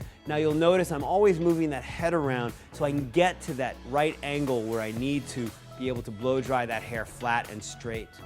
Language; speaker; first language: English; native; English